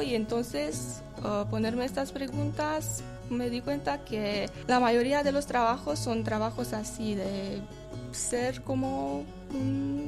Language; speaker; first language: Spanish; non-native, fluent; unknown